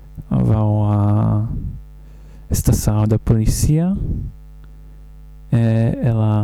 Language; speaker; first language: Portuguese; non-native, learner; English